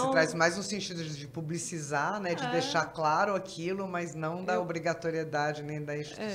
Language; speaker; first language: Portuguese; native; Portuguese